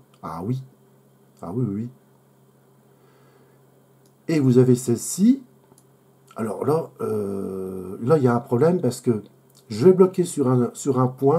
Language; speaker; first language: French; native; French